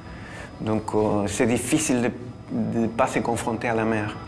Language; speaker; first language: French; non-native, fluent; Spanish